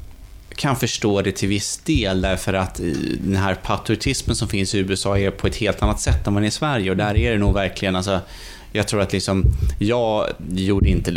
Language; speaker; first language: Swedish; native; Swedish